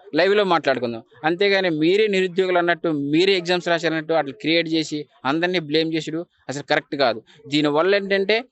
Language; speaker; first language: Telugu; native; Telugu